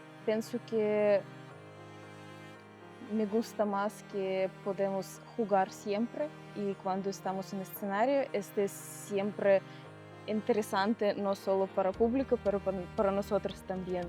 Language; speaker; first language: Spanish; non-native, learner; Russian